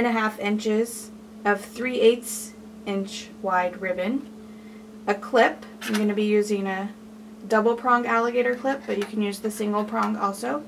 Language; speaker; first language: English; native; English